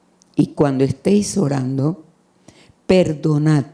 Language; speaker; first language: Spanish; native; Spanish